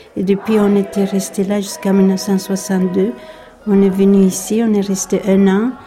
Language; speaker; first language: French; early bilingual, other home language; Basque